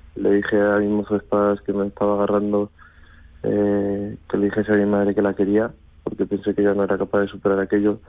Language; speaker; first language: Spanish; native; Spanish